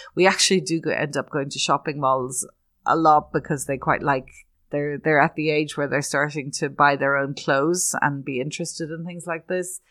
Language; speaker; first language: English; native; English